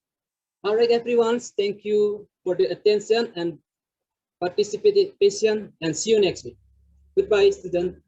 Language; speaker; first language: English; non-native, learner; Indonesian